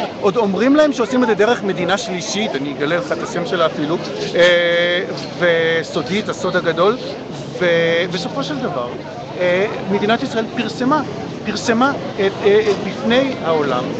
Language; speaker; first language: Hebrew; native; Hebrew